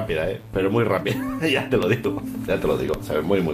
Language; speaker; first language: Spanish; native; Spanish